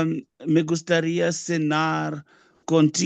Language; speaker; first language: Spanish; non-native, learner; English